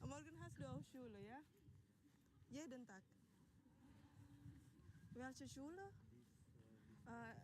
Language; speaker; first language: German; non-native, learner; Indonesian